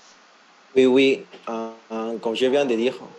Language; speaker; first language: French; non-native, fluent; Spanish